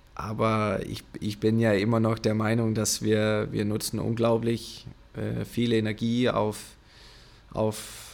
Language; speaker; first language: German; non-native, fluent; Danish